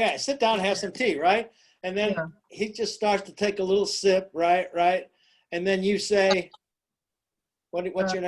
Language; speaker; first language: English; native; English